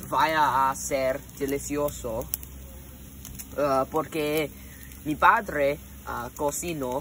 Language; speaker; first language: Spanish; non-native, learner; English